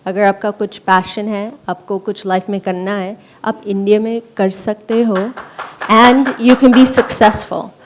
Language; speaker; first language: Hindi; early bilingual, heritage; Punjabi